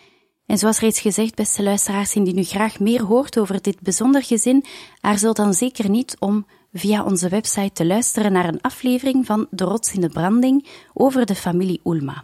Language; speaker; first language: Dutch; native; Dutch